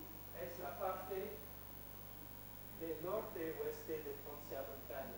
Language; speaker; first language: Spanish; non-native, learner; French